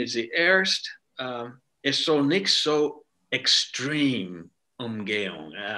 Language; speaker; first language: German; non-native, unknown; English